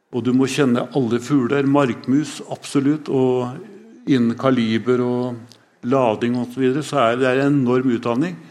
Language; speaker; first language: Norwegian; native; Norwegian